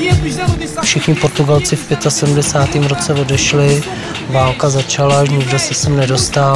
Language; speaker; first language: Czech; native; Czech